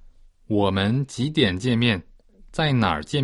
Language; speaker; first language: Chinese; non-native, fluent; Portuguese